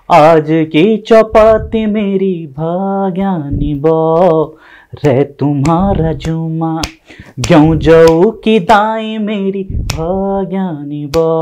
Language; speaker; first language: Hindi; native; Hindi